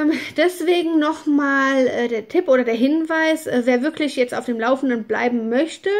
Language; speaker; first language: German; native; German